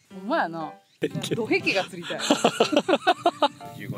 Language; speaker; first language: Japanese; native; Japanese